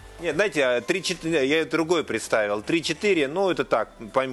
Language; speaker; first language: Russian; native; Russian